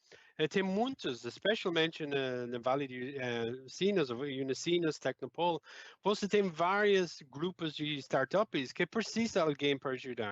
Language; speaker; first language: Portuguese; non-native, fluent; English